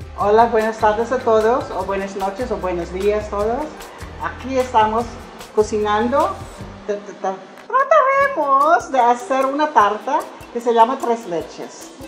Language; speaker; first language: Spanish; early bilingual, other home language; Cebuano